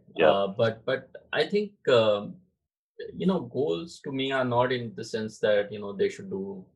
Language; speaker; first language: English; non-native, local second language; Marathi